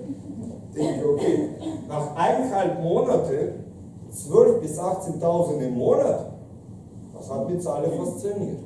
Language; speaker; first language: German; non-native, fluent; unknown